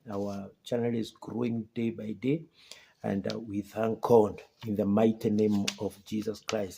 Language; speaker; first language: English; non-native, local second language; Swahili